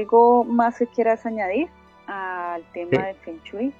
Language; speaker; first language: Spanish; native; Spanish